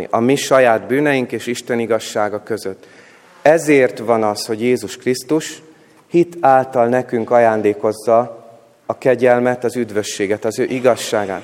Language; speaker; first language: Hungarian; native; Hungarian